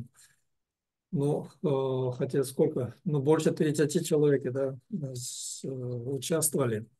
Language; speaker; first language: Russian; non-native, learner; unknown